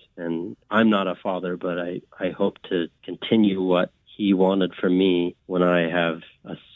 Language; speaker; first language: English; native; English